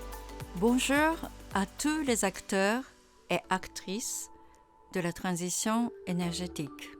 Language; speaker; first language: French; non-native, fluent; Japanese